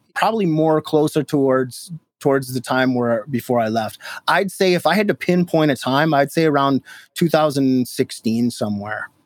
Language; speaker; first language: English; native; English